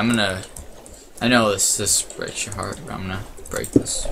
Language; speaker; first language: English; native; English